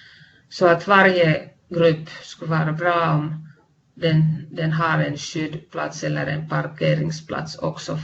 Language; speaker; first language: Swedish; non-native, fluent; Finnish